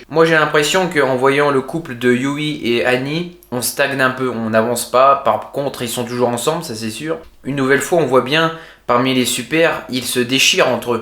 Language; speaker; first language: French; native; French